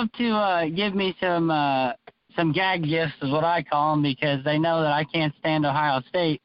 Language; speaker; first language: English; native; English